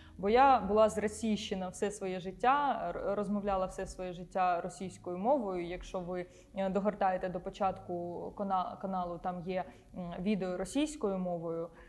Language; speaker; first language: Ukrainian; non-native, local second language; Russian